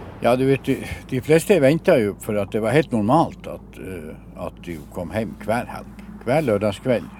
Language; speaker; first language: Norwegian; native; Norwegian